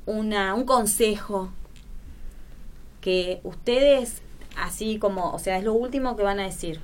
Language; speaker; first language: Spanish; native; Spanish